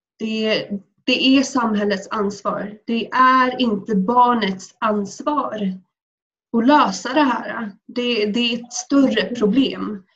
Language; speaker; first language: Swedish; early bilingual, other home language; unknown